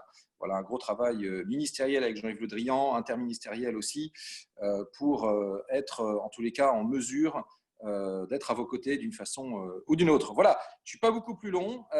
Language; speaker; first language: French; native; French